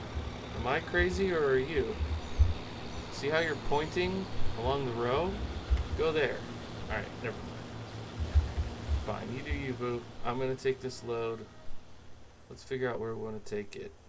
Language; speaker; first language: English; native; English